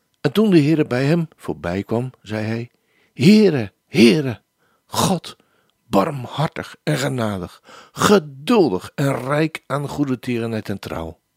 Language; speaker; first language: Dutch; native; Dutch